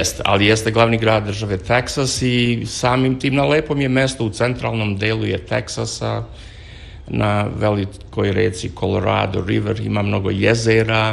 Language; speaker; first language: Serbian; native; Serbian